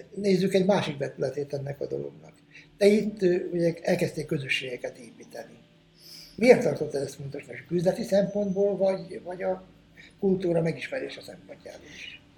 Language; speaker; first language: Hungarian; native; Hungarian